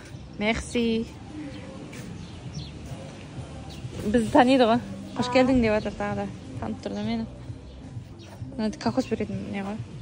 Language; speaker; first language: Kazakh; native; Kazakh